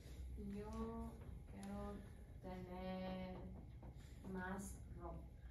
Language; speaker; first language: Spanish; non-native, learner; English